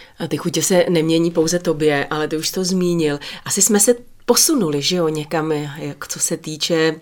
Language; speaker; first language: Czech; native; Czech